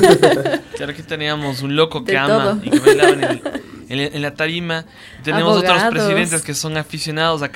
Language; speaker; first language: Spanish; native; Spanish